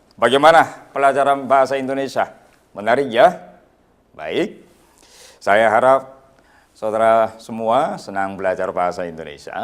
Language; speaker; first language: Indonesian; non-native, fluent; Korean